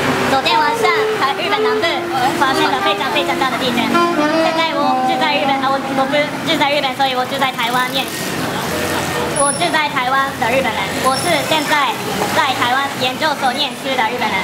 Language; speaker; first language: Chinese; non-native, learner; Japanese